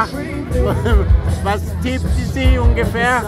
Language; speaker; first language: German; non-native, learner; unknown